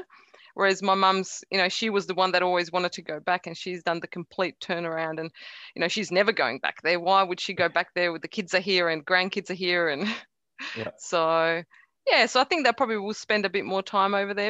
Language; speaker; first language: English; early bilingual, other home language; Croatian